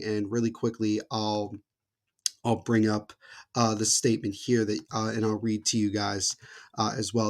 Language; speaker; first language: English; native; English